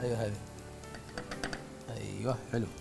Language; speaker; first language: Arabic; native; Arabic